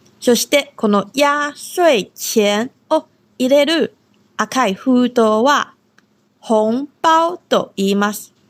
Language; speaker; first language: Japanese; non-native, fluent; Chinese